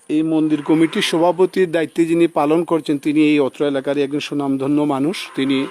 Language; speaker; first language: Bangla; native; Bangla